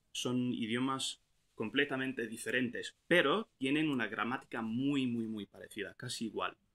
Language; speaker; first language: Spanish; non-native, fluent; English